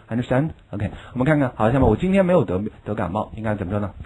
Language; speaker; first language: Chinese; native; Chinese